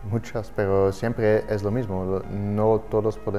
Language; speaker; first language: Spanish; non-native, fluent; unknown